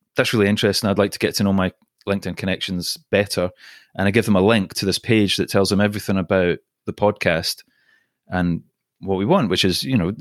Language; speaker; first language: English; native; English